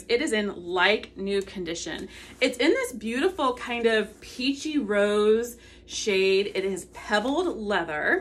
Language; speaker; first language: English; native; English